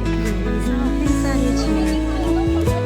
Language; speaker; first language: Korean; non-native, fluent; Khmer